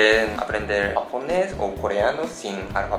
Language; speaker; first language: Spanish; non-native, learner; Japanese